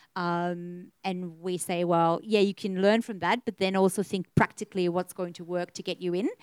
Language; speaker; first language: English; native; English